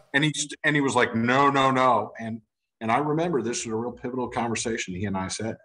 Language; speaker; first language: English; native; English